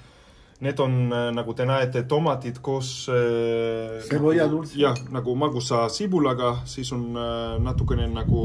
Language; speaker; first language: Estonian; non-native, learner; Spanish